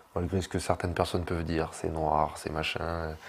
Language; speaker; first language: French; native; French